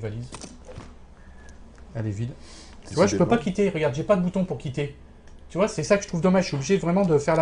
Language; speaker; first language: French; native; French